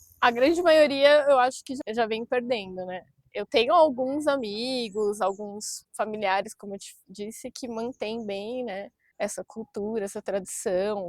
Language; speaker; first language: Portuguese; native; Portuguese